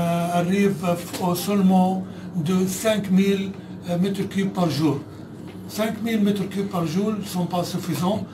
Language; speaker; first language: French; non-native, fluent; Arabic